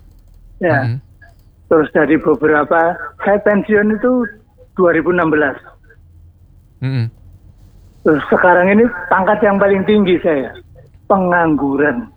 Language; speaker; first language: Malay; non-native, local second language; Javanese